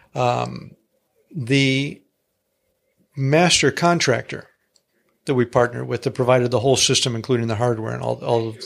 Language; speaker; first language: English; early bilingual, other home language; Greek